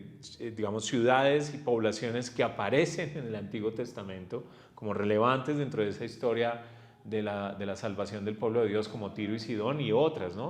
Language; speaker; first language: Spanish; native; Spanish